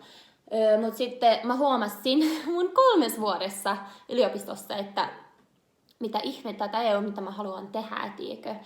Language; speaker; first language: Finnish; non-native, learner; English